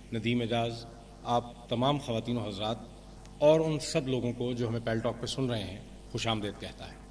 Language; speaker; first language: Urdu; native; Urdu